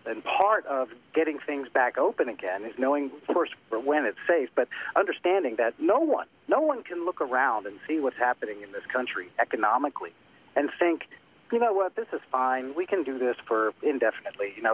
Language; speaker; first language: English; native; English